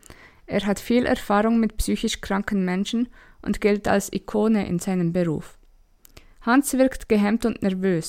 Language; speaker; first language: German; native; German